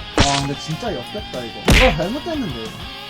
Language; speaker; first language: Korean; native; Korean